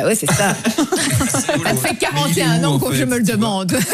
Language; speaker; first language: French; native; French